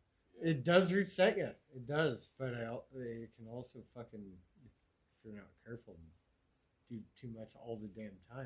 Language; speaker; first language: English; native; English